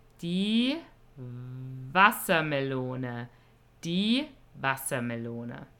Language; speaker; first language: German; non-native, fluent; English